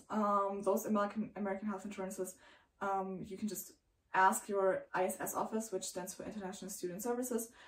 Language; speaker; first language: English; non-native, fluent; German